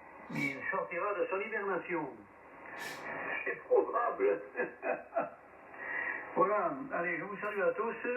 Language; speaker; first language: French; native; French